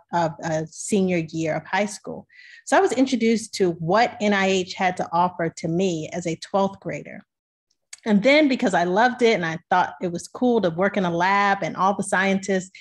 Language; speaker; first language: English; native; English